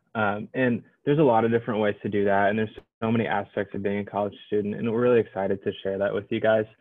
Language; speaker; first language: English; native; English